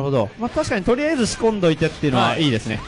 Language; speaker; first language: Japanese; native; Japanese